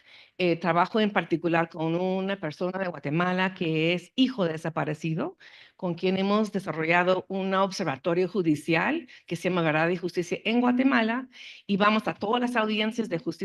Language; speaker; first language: Spanish; non-native, fluent; English